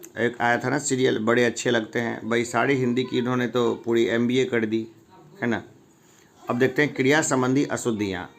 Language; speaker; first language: Hindi; native; Hindi